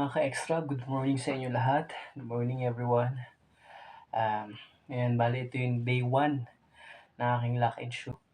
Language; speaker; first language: Filipino; non-native, local second language; Bikol